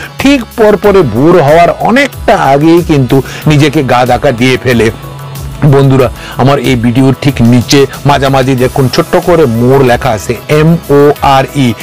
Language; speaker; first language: Bangla; non-native, local second language; Kok Borok